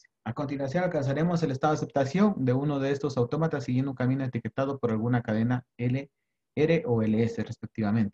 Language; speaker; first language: Spanish; native; Spanish